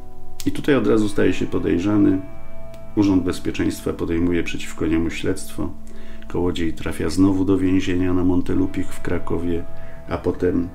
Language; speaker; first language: Polish; native; Polish